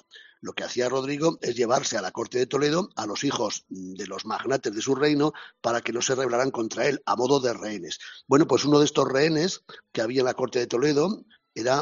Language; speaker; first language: Spanish; native; Spanish